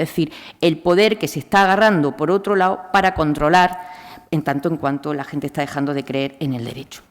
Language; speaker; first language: Spanish; native; Spanish